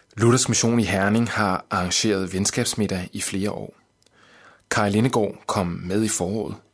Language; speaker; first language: Danish; native; Danish